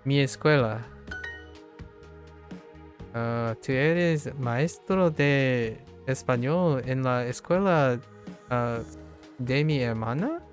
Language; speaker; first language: Spanish; non-native, learner; English